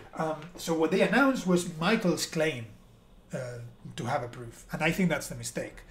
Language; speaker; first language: English; non-native, fluent; Spanish